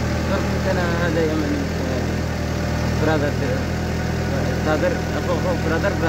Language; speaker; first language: Arabic; non-native, learner; Filipino